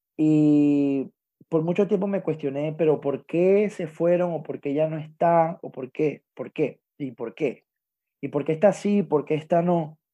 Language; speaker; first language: Spanish; native; Spanish